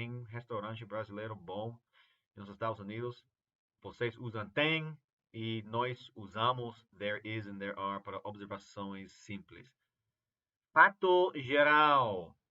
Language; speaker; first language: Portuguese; non-native, fluent; English